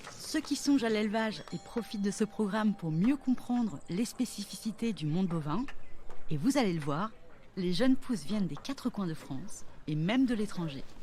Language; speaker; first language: French; native; French